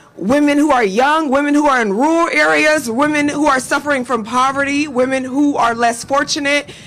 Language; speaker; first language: English; native; English